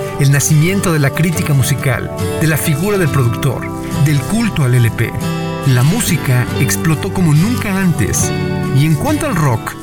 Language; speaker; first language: Spanish; native; Spanish